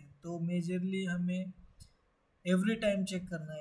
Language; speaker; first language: Hindi; native; Hindi